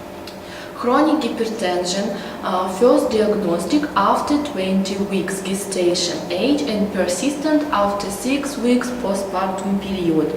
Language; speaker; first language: English; non-native, learner; Russian